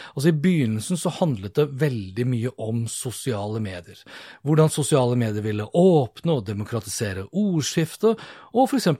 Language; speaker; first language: Norwegian; native; Norwegian